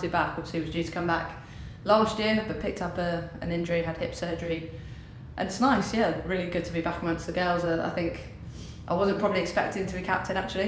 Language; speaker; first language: English; native; English